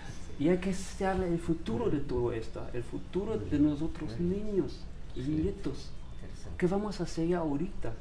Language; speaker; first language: Spanish; non-native, fluent; German